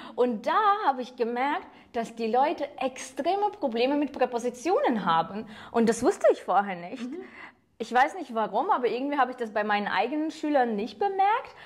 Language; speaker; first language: German; non-native, fluent; Ukrainian